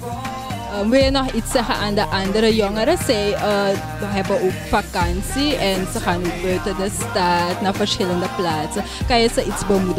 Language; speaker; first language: Dutch; native; Dutch